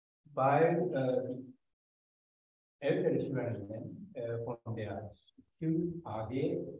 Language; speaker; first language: German; non-native, fluent; Japanese